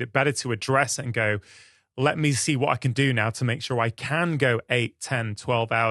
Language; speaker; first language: English; native; English